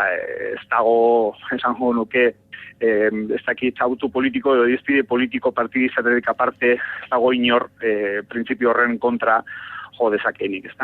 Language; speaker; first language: Basque; native; Basque